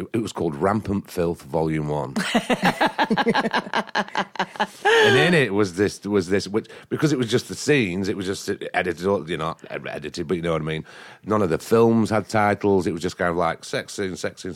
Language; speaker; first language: English; native; English